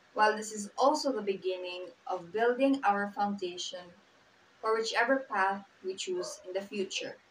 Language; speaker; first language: English; non-native, local second language; Cebuano